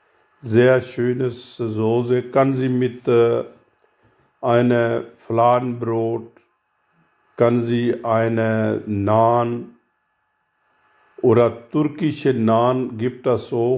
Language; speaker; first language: German; non-native, learner; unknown